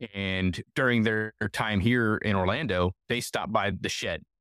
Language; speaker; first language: English; native; English